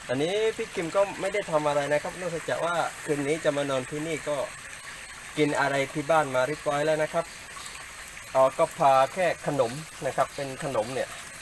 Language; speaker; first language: Thai; non-native, local second language; Pattani Malay